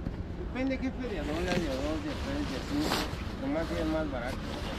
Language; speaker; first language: Spanish; native; Spanish